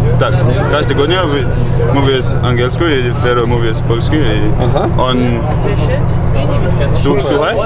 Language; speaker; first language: Polish; non-native, learner; Danish